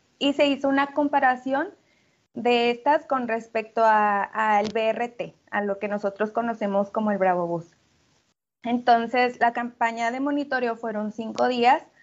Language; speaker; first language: Spanish; native; Spanish